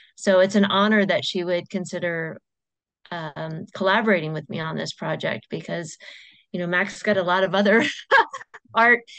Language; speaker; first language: English; native; English